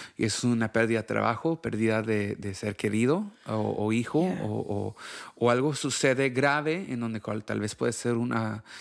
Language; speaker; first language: Spanish; early bilingual, heritage; Spanish